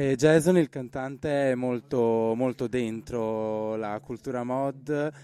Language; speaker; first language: Italian; native; Italian